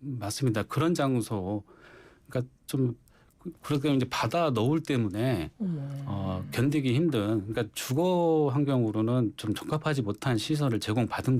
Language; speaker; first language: Korean; native; Korean